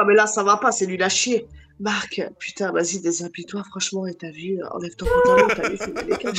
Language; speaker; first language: French; native; French